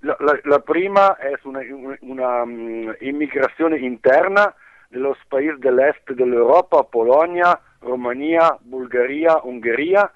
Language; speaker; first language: Spanish; non-native, learner; Italian